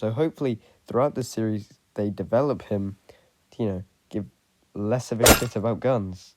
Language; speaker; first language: English; native; English